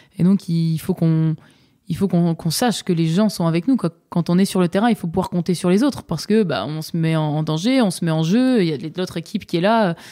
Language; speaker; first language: French; native; French